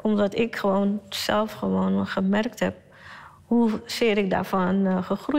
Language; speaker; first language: Dutch; early bilingual, other home language; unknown